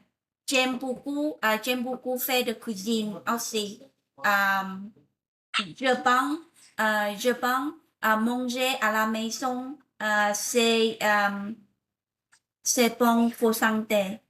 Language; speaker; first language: French; non-native, learner; Vietnamese